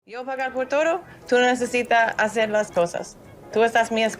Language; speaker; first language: Spanish; non-native, learner; English